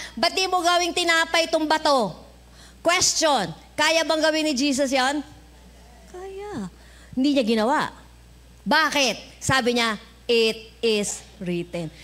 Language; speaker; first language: Filipino; native; Filipino